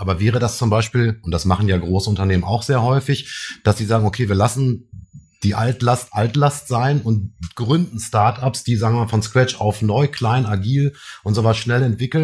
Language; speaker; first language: German; native; German